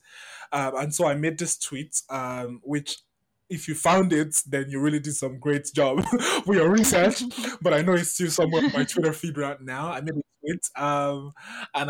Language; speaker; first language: English; non-native, local second language; Yoruba